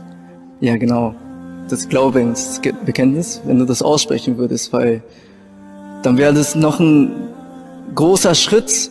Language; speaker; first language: German; early bilingual, other home language; Japanese